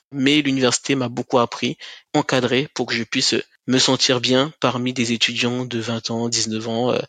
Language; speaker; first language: French; native; French